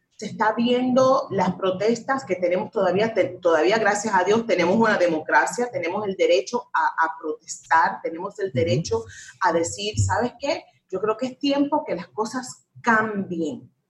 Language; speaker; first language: Spanish; early bilingual, heritage; Spanish